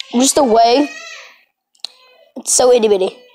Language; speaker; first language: English; native; English